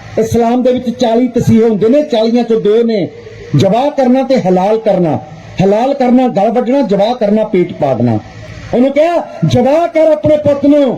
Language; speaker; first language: Punjabi; non-native, local second language; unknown